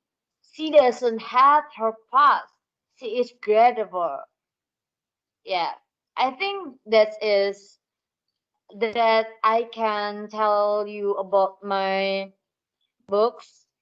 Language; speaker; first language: English; non-native, learner; Indonesian